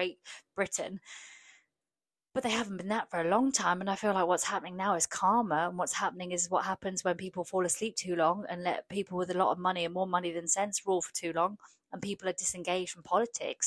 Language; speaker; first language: English; early bilingual, other home language; Polish